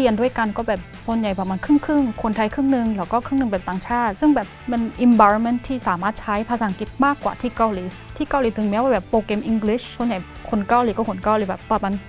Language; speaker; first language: Thai; non-native, fluent; Korean